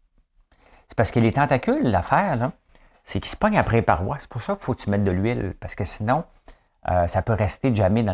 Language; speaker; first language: French; native; French